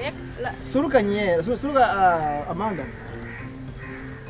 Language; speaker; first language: Polish; non-native, learner; Swahili